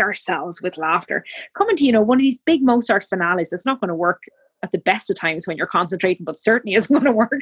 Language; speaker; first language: English; native; English